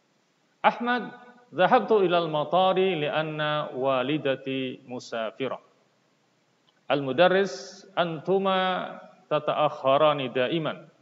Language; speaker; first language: Arabic; non-native, fluent; Indonesian